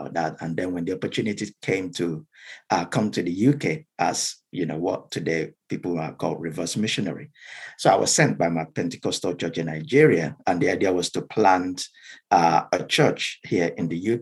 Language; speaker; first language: English; non-native, local second language; Yoruba